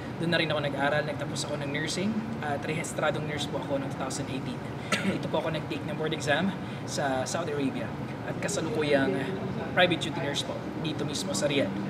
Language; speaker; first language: Filipino; native; Filipino